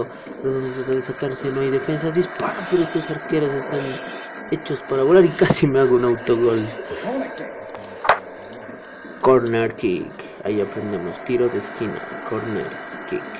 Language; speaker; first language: Spanish; native; Spanish